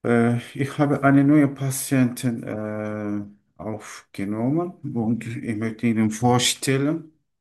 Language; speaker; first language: German; non-native, learner; Turkish